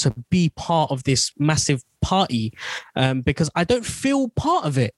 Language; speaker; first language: English; non-native, local second language; Bangla